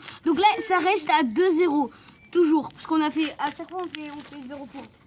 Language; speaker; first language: French; native; French